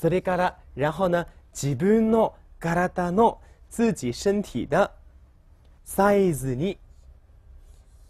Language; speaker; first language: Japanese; non-native, fluent; Chinese